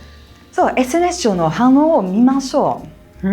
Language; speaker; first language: Japanese; non-native, fluent; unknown